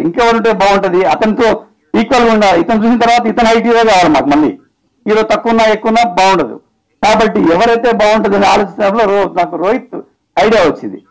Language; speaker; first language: Telugu; native; Telugu